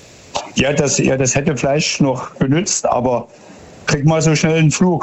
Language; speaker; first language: German; native; German